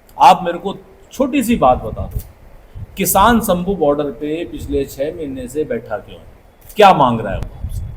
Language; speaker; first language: Hindi; native; Hindi